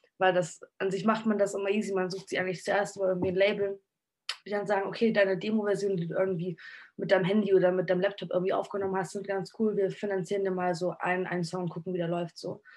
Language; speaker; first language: German; native; German